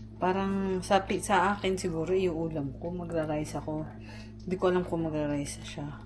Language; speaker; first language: Filipino; native; Filipino